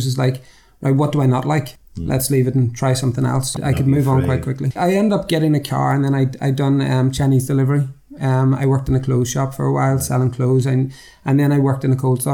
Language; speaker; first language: English; native; English